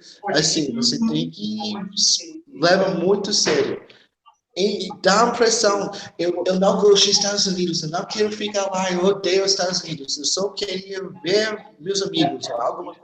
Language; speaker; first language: Portuguese; non-native, fluent; English